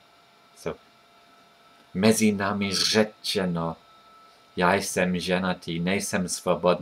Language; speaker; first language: Czech; non-native, fluent; English